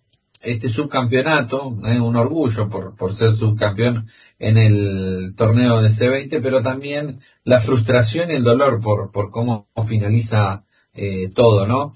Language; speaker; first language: Spanish; native; Spanish